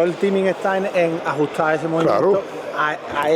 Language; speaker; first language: Spanish; native; Spanish